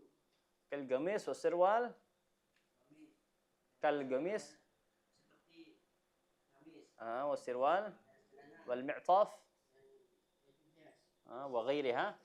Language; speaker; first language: Arabic; non-native, fluent; Indonesian